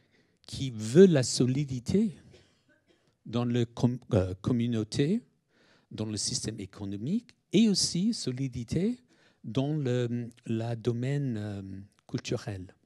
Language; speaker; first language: French; non-native, fluent; English